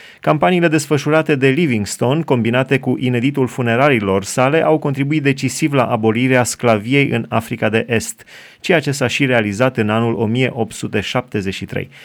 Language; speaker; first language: Romanian; native; Romanian